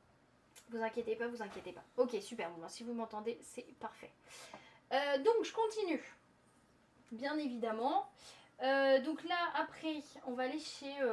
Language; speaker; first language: French; native; French